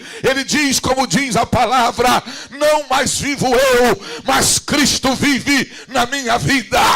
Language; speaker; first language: Portuguese; native; Portuguese